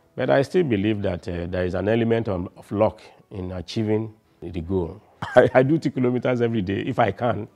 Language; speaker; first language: English; non-native, local second language; Yoruba